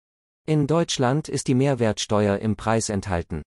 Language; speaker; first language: German; non-native, learner; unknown